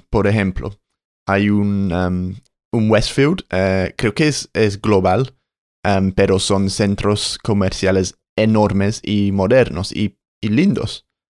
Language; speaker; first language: Spanish; non-native, fluent; English